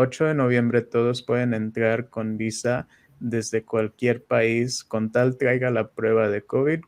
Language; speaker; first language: Spanish; native; Spanish